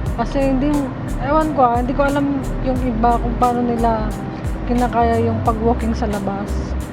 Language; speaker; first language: Filipino; native; Filipino